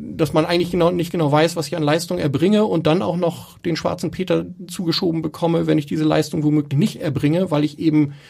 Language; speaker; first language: German; native; German